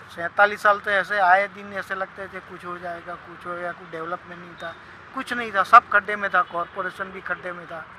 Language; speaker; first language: Hindi; non-native, local second language; Gujarati